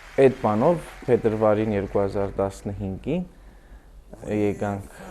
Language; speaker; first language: Armenian; early bilingual, heritage; Armenian